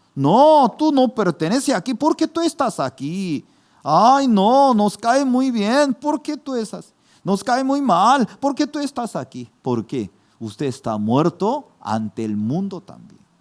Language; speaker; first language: Spanish; non-native, fluent; Korean